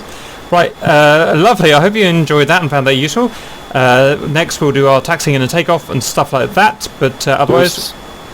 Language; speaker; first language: English; native; English